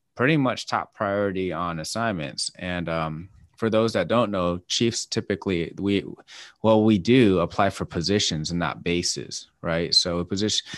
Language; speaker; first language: English; native; English